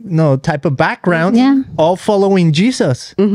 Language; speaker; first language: English; non-native, fluent; Spanish